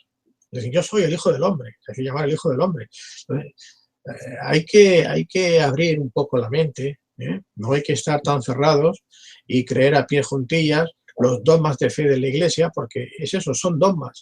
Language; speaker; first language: Spanish; native; Spanish